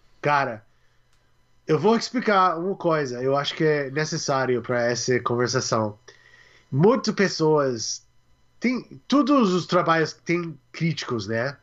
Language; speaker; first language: Portuguese; non-native, learner; English